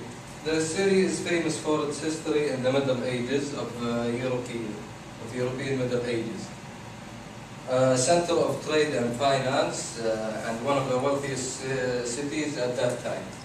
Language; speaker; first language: English; non-native, fluent; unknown